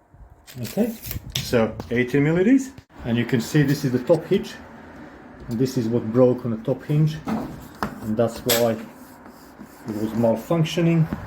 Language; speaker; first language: English; non-native, fluent; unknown